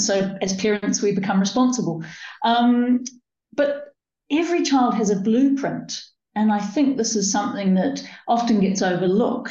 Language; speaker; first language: English; native; English